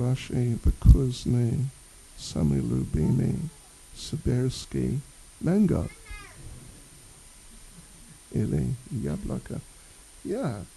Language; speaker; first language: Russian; non-native, learner; English